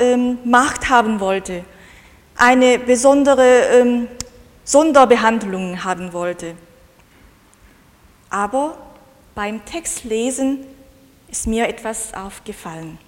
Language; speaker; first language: German; non-native, fluent; Korean